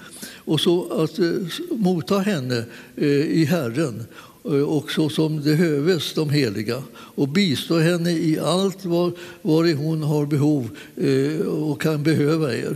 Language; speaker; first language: Swedish; native; Swedish